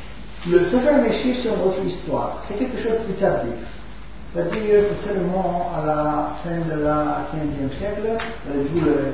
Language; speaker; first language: French; non-native, fluent; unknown